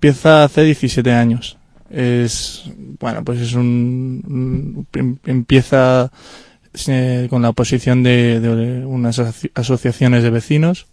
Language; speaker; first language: Spanish; native; Spanish